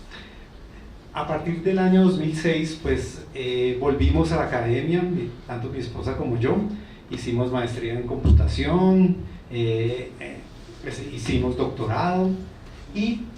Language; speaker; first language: Spanish; native; Spanish